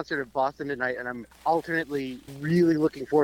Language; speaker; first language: English; native; English